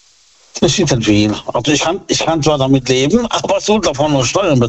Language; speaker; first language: German; native; German